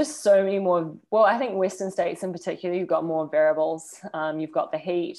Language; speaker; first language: English; native; English